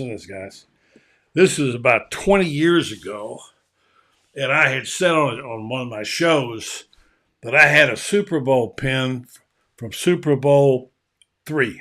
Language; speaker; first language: English; native; English